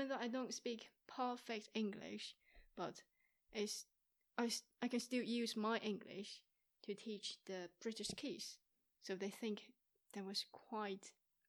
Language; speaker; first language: English; non-native, fluent; Chinese